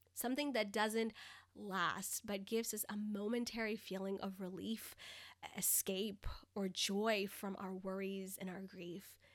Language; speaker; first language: English; early bilingual, other home language; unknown